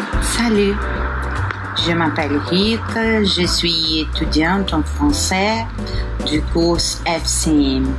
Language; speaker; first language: French; non-native, learner; Portuguese